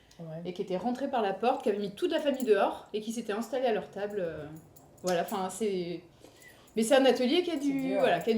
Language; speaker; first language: French; native; French